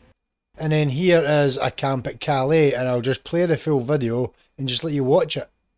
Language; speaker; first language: English; native; English